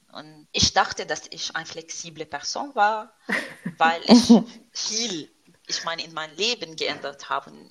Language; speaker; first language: German; non-native, fluent; Arabic